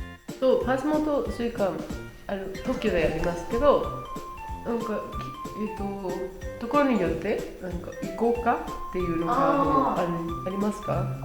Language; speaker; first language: Japanese; non-native, learner; Spanish